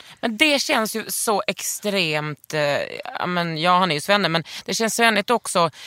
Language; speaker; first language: Swedish; native; Swedish